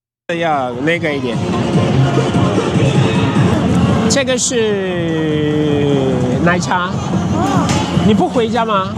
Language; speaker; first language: Chinese; non-native, fluent; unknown